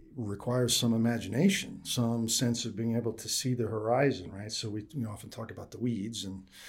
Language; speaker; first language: English; native; English